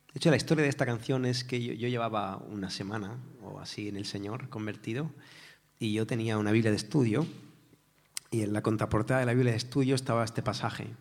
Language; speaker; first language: Spanish; native; Spanish